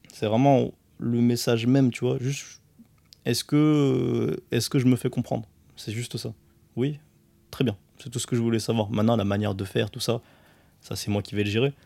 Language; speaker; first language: French; early bilingual, other home language; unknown